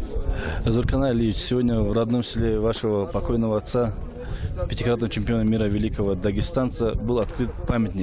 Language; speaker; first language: Russian; native; Russian